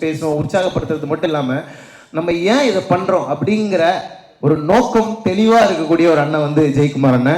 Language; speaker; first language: Tamil; native; Tamil